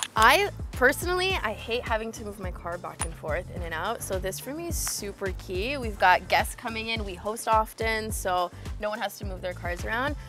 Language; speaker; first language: English; native; English